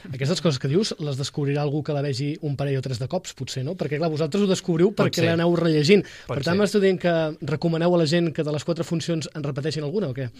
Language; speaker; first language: Catalan; native; Catalan